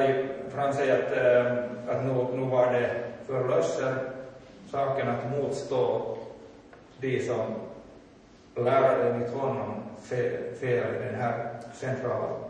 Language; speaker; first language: Swedish; non-native, local second language; Finnish